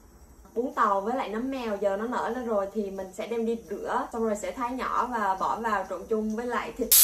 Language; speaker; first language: Vietnamese; native; Vietnamese